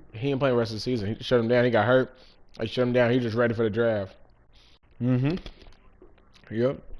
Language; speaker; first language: English; native; English